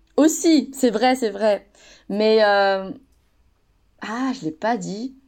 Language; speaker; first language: French; native; French